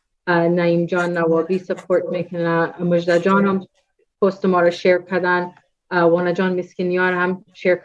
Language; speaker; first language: Persian; early bilingual, heritage; Persian